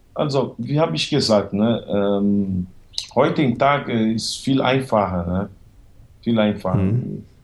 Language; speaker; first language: German; non-native, learner; Portuguese